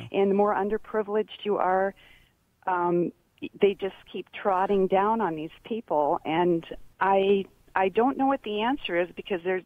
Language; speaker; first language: English; native; English